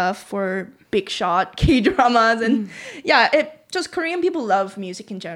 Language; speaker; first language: English; non-native, fluent; Korean